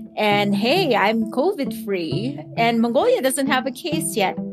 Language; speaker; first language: English; non-native, local second language; Filipino